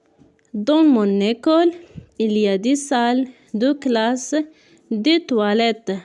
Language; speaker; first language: French; non-native, local second language; Arabic